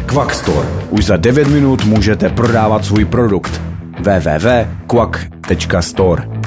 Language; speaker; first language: Czech; native; Czech